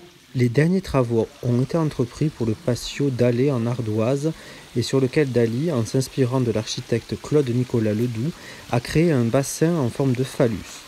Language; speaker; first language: French; native; French